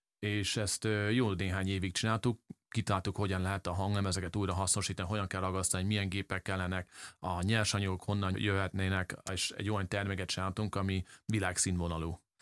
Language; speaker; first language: Hungarian; early bilingual, heritage; English